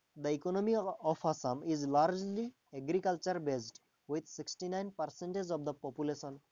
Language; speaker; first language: English; non-native, local second language; Assamese